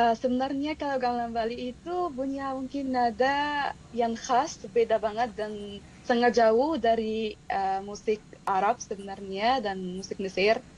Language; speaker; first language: Indonesian; non-native, fluent; Arabic